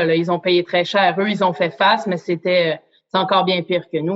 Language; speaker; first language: French; native; French